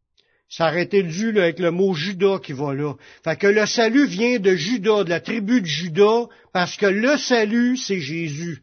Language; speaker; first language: French; native; French